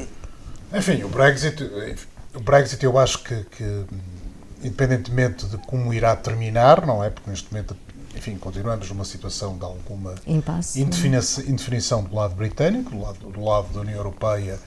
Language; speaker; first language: Portuguese; native; Portuguese